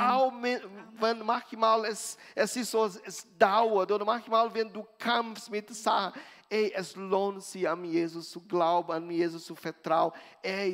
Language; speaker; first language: German; non-native, learner; Portuguese